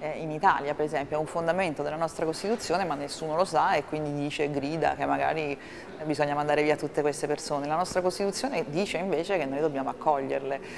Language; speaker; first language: Italian; native; Italian